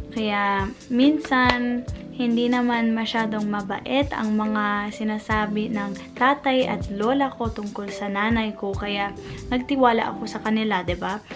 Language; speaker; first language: Filipino; non-native, fluent; English